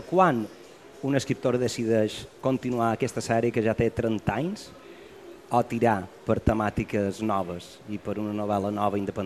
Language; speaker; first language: Catalan; native; Catalan